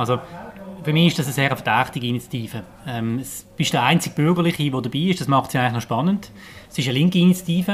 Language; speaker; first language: German; native; German